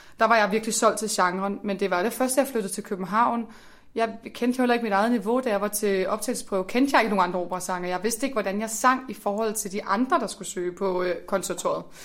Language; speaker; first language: Danish; native; Danish